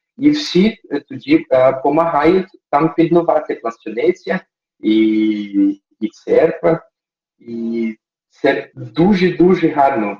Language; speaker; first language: Ukrainian; early bilingual, heritage; Portuguese